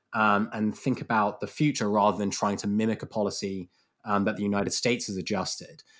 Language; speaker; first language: English; native; English